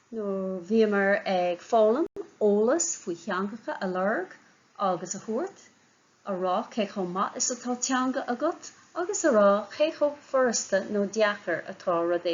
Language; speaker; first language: Irish; non-native, local second language; English